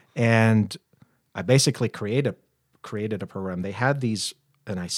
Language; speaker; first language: English; non-native, fluent; Arabic